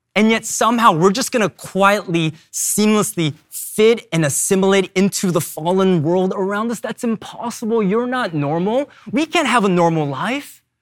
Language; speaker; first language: English; early bilingual, other home language; Korean